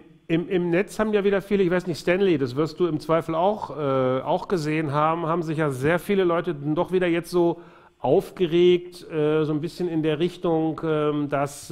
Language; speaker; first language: German; native; German